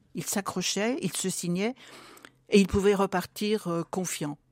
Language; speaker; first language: French; native; French